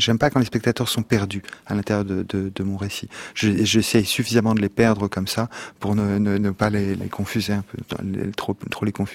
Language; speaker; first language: French; native; French